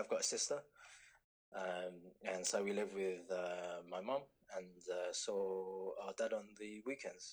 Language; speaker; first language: English; native; English